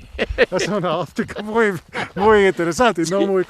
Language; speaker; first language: Spanish; non-native, learner; English